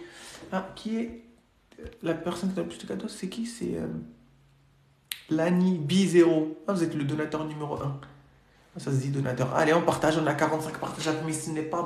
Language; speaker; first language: French; native; French